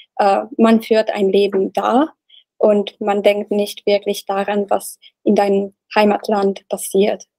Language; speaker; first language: German; non-native, learner; Italian